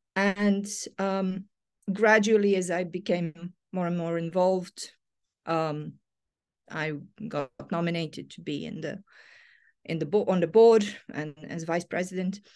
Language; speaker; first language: English; non-native, fluent; Serbian